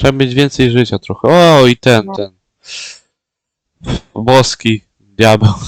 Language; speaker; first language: Polish; native; Polish